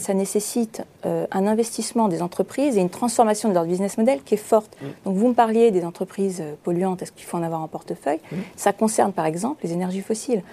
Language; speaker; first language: French; native; French